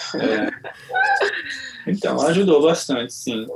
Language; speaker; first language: Portuguese; non-native, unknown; Hungarian